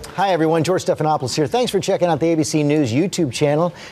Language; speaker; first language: English; native; English